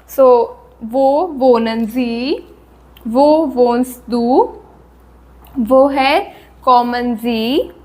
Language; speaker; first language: German; non-native, fluent; Hindi